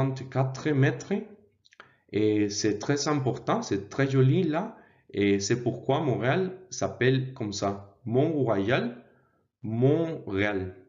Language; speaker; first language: French; non-native, learner; Spanish